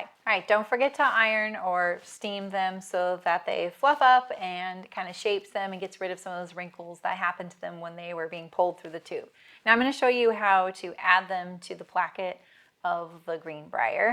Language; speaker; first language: English; native; English